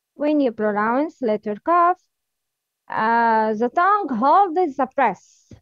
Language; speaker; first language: English; non-native, learner; Arabic